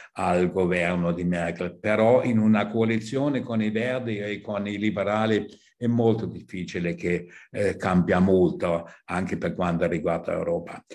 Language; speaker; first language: Italian; non-native, fluent; German